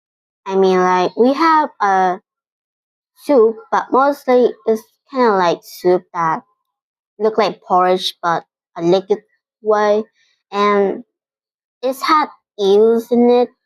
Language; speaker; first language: English; non-native, fluent; Vietnamese